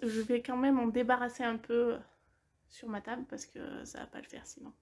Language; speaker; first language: French; native; French